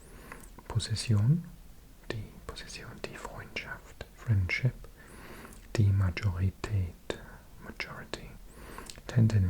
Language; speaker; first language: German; non-native, learner; English